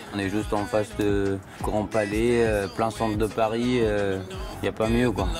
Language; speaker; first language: French; non-native, fluent; Persian